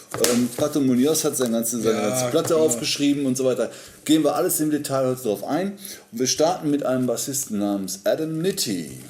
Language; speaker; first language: German; native; German